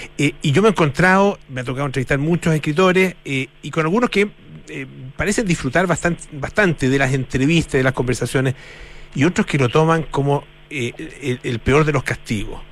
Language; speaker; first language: Spanish; native; Spanish